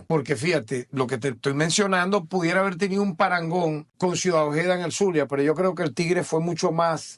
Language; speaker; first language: Spanish; native; Spanish